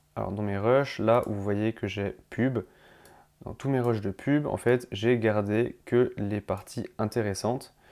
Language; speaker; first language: French; native; French